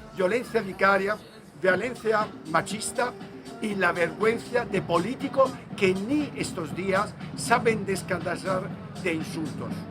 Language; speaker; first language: Spanish; non-native, fluent; Italian